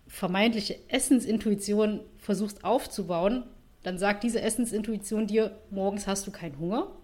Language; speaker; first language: German; non-native, fluent; Vietnamese